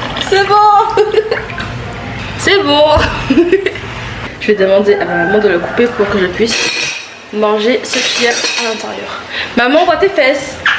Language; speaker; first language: French; native; French